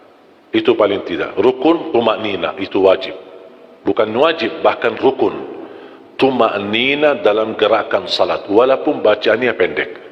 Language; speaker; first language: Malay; non-native, fluent; Arabic